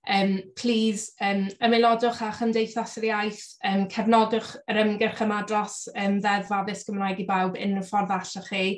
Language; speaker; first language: Welsh; native; Welsh